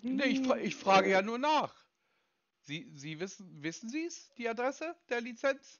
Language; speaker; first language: German; native; German